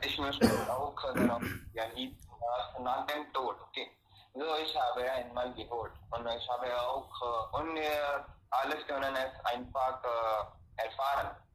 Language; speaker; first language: German; non-native, learner; Hindi